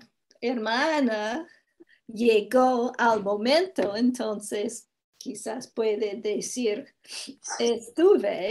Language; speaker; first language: Spanish; non-native, learner; English